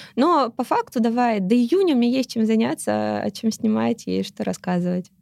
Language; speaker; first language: Russian; native; Russian